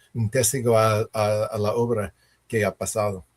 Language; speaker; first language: Spanish; non-native, learner; English